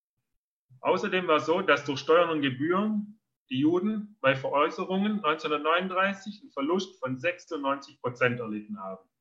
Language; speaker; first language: German; native; German